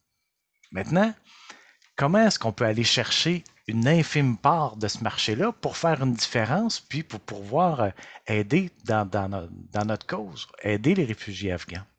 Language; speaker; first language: French; native; French